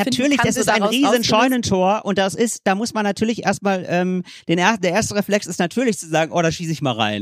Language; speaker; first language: German; native; German